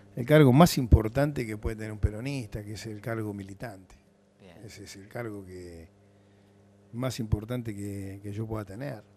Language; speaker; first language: Spanish; native; Spanish